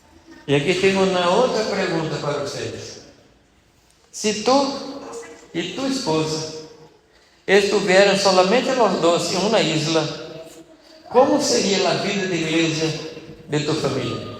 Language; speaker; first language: Spanish; non-native, fluent; Portuguese